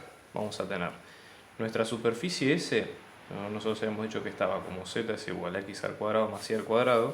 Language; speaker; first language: Spanish; native; Spanish